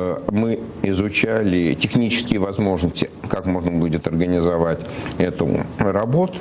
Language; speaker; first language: Russian; native; Russian